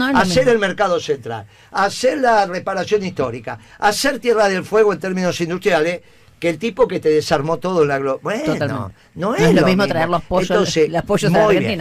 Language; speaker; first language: Spanish; native; Spanish